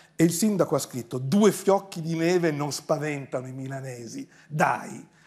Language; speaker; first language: Italian; native; Italian